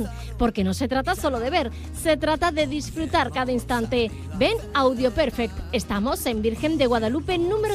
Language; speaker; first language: Spanish; native; Spanish